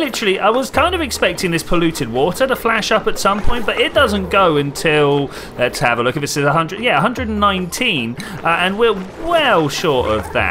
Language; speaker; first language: English; native; English